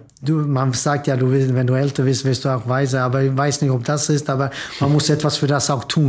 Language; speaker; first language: German; non-native, fluent; Swedish